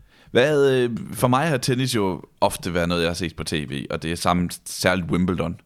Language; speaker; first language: Danish; native; Danish